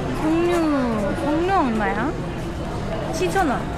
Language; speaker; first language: Korean; non-native, fluent; Turkish